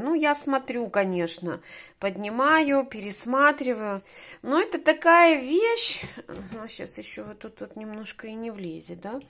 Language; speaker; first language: Russian; native; Russian